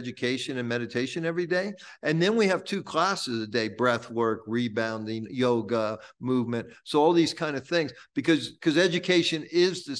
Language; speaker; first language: English; native; English